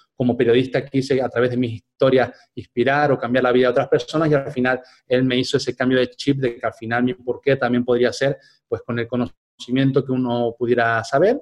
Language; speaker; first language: Spanish; native; Spanish